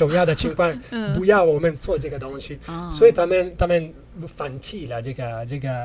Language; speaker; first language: Chinese; non-native, learner; Italian